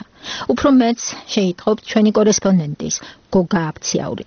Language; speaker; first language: Georgian; native; Georgian